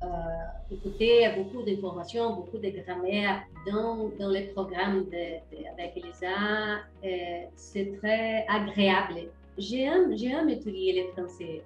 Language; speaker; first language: French; non-native, learner; Portuguese